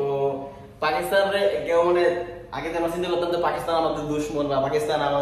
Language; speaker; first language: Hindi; non-native, learner; Bangla